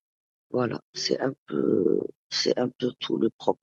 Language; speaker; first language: French; non-native, local second language; Arabic